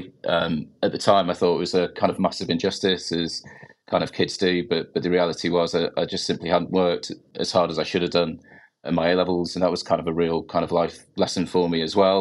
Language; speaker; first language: English; native; English